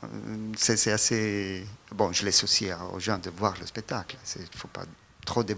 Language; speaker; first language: French; non-native, fluent; Italian